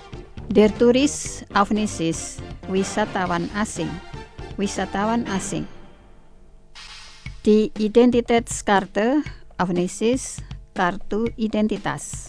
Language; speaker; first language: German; non-native, fluent; Indonesian